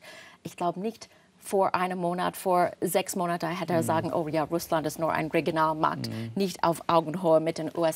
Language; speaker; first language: German; non-native, fluent; English